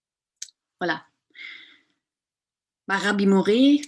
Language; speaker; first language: French; non-native, fluent; German